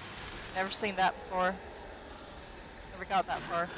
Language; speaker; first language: English; native; English